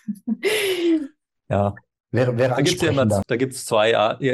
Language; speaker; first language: German; non-native, fluent; English